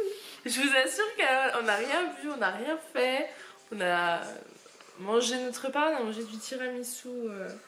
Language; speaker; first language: French; native; French